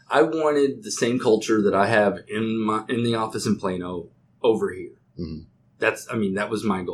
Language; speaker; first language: English; native; English